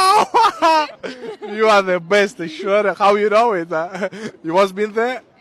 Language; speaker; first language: English; non-native, learner; Turkmen